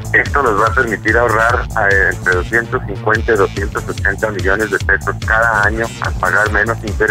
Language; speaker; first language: Spanish; native; Spanish